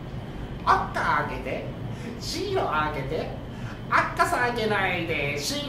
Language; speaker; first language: Japanese; native; Japanese